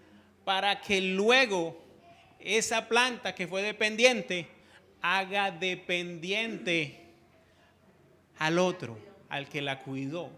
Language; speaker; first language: Spanish; native; Spanish